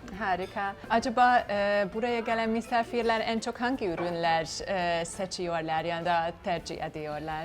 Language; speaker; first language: Turkish; non-native, fluent; Hungarian